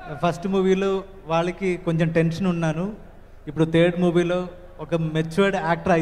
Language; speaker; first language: Telugu; non-native, learner; Malayalam